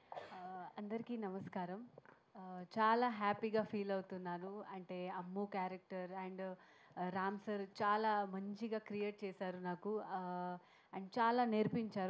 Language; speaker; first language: Telugu; non-native, fluent; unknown